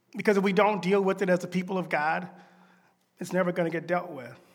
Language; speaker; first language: English; native; English